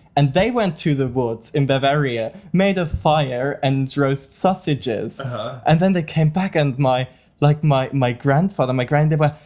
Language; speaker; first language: English; non-native, fluent; German